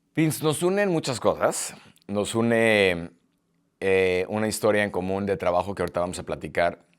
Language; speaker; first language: Spanish; native; Spanish